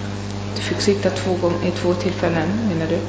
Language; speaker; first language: Swedish; non-native, fluent; Italian